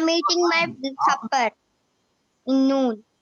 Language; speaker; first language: English; non-native, learner; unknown